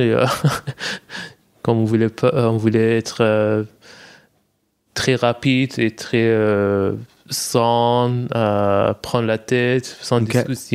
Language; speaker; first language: French; non-native, fluent; Persian